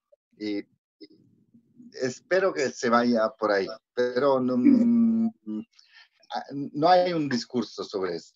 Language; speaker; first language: Spanish; non-native, fluent; Italian